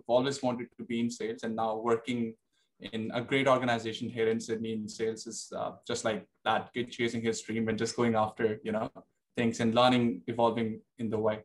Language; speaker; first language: English; non-native, local second language; Hindi